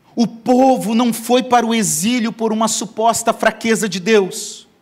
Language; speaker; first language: Portuguese; native; Portuguese